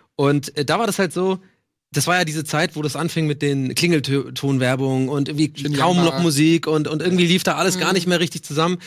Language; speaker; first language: German; non-native, fluent; English